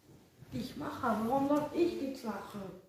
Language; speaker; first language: German; early bilingual, other home language; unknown